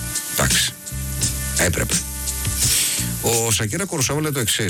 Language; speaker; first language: Greek; native; Greek